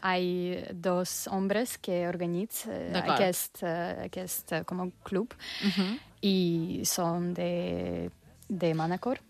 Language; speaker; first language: Catalan; non-native, learner; English